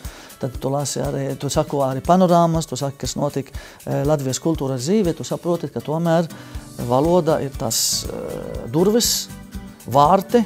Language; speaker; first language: Latvian; non-native, fluent; Arabic